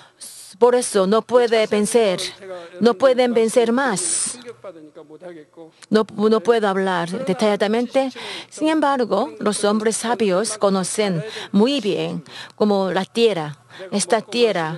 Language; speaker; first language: Spanish; non-native, learner; Korean